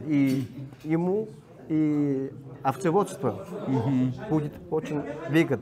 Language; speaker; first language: Russian; non-native, learner; Mongolian